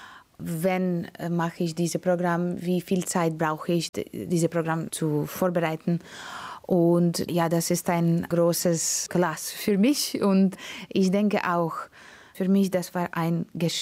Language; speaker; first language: German; non-native, learner; Latvian